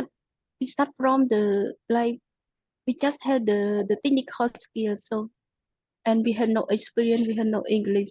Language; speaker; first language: English; non-native, local second language; Khmer